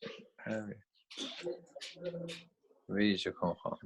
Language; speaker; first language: French; non-native, learner; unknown